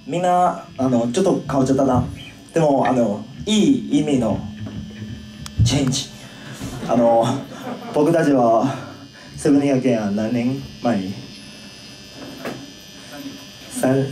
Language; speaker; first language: Japanese; non-native, learner; Chinese